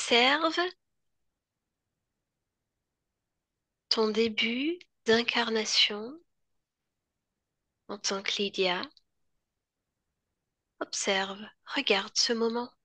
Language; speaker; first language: French; native; French